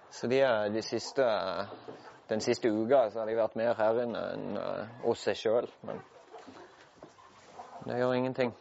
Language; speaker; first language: Norwegian; native; Norwegian